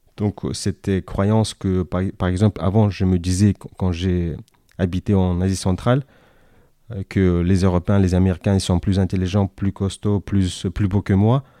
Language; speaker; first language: French; non-native, fluent; Kyrgyz